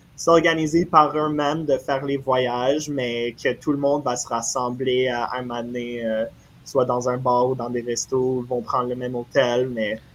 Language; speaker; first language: French; native; French